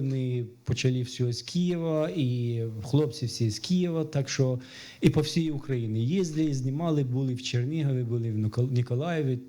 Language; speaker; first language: Ukrainian; non-native, fluent; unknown